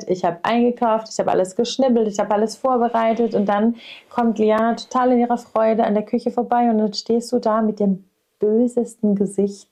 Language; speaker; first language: German; native; German